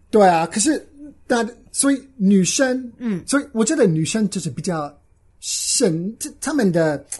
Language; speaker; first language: Chinese; non-native, fluent; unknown